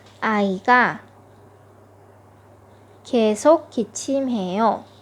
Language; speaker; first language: Korean; non-native, fluent; Thai